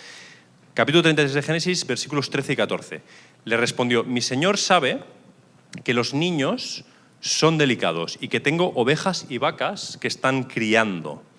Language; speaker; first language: Spanish; native; Spanish